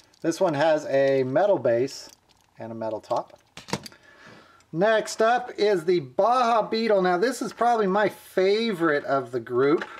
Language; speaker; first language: English; native; English